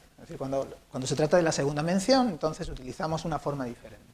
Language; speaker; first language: Spanish; native; Spanish